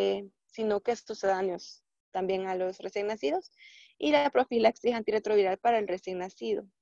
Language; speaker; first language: Spanish; native; Spanish